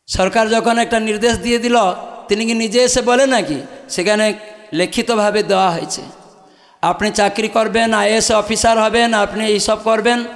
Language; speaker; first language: Bangla; non-native, fluent; Odia